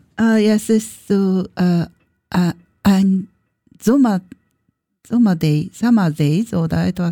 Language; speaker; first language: German; non-native, learner; Japanese